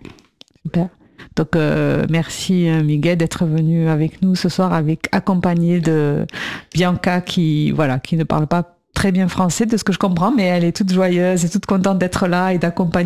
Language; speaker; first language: French; native; French